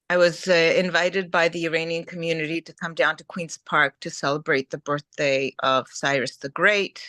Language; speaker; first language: English; early bilingual, other home language; Ukrainian